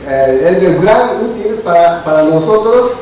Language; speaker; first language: Spanish; non-native, fluent; Japanese